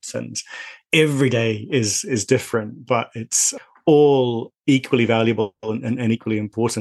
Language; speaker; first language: English; native; English